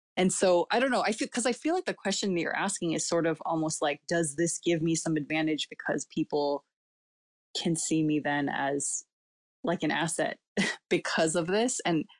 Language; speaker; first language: English; early bilingual, other home language; Cantonese